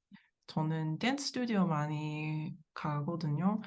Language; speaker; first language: Korean; non-native, learner; English